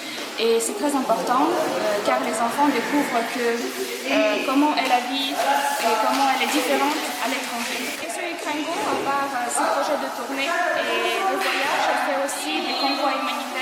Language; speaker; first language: French; non-native, fluent; Ukrainian